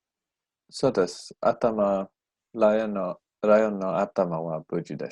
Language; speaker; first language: Japanese; non-native, learner; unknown